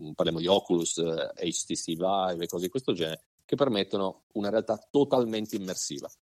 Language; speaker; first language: Italian; native; Italian